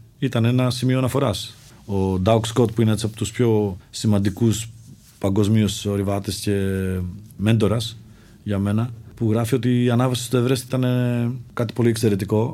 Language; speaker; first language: Greek; early bilingual, other home language; Czech